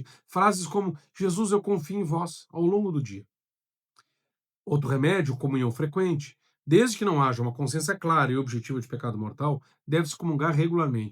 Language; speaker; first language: Portuguese; native; Portuguese